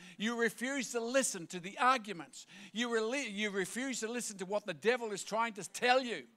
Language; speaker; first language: English; native; English